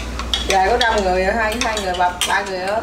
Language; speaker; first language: Korean; non-native, learner; Vietnamese